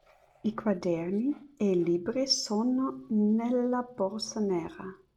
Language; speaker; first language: Italian; non-native, learner; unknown